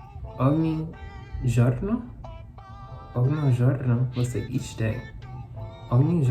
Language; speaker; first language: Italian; non-native, learner; English